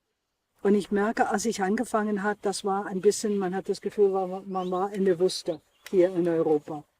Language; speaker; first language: German; non-native, fluent; English